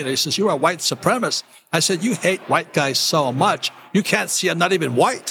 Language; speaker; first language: English; native; English